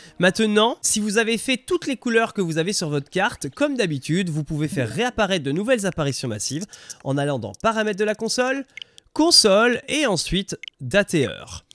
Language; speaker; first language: French; native; French